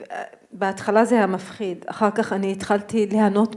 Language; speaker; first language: Hebrew; non-native, local second language; Arabic